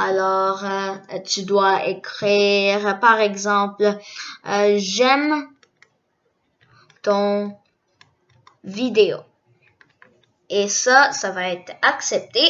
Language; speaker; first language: French; early bilingual, other home language; Korean